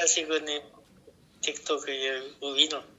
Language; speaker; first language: Russian; non-native, local second language; Kazakh